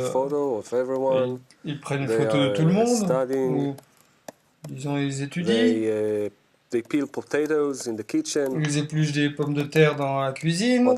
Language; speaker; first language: French; non-native, fluent; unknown